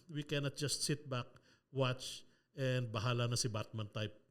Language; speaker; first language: English; non-native, local second language; Filipino